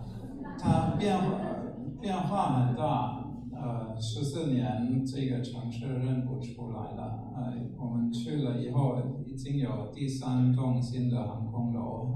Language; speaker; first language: Chinese; non-native, fluent; German